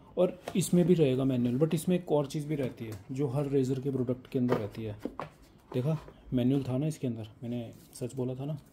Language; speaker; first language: Hindi; non-native, local second language; Punjabi